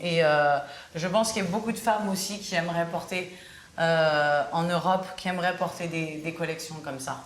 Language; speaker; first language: French; native; French